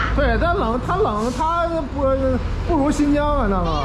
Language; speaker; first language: Chinese; native; Chinese